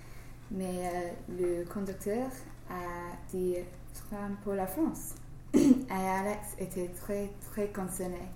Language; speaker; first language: French; non-native, fluent; English